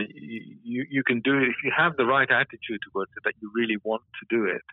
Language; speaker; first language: English; native; English